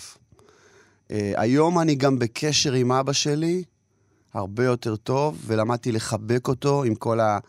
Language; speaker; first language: Hebrew; native; Hebrew